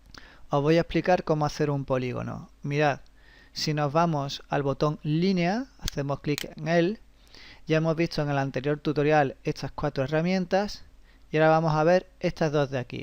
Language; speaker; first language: Spanish; native; Spanish